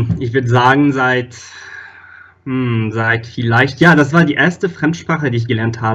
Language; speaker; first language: German; non-native, fluent; Arabic